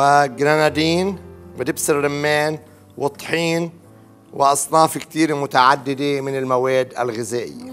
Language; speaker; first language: Arabic; native; Arabic